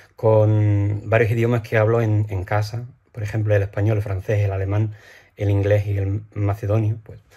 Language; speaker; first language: Spanish; non-native, fluent; English